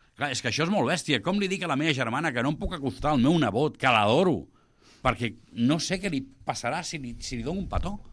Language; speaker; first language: Catalan; native; Catalan